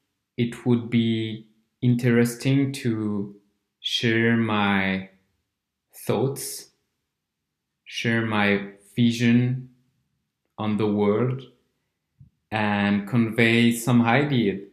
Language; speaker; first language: English; non-native, fluent; French